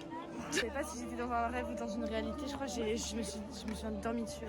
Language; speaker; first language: French; native; French